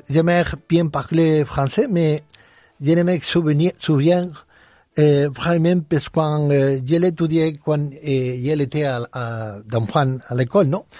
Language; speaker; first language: French; non-native, learner; Spanish